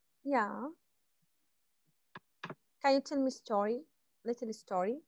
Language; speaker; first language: English; non-native, fluent; Arabic